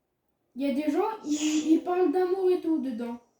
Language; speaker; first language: French; native; French